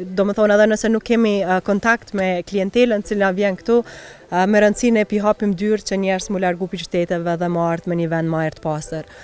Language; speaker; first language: Albanian; native; Albanian